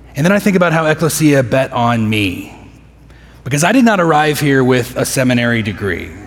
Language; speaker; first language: English; native; English